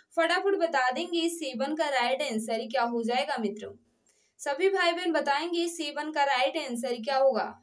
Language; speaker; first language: Hindi; native; Hindi